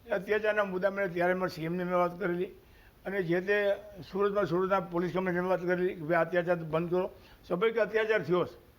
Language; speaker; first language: Gujarati; native; Gujarati